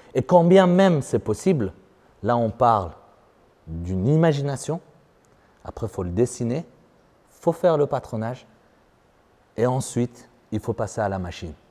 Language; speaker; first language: French; non-native, fluent; Persian